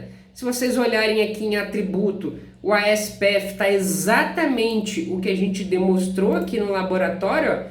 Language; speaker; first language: Portuguese; native; Portuguese